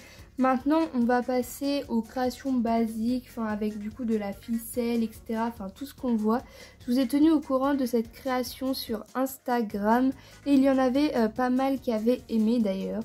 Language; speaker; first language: French; native; French